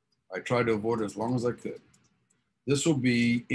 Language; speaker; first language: English; native; English